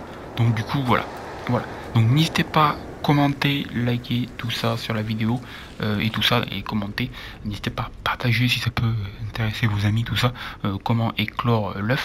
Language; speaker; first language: French; native; French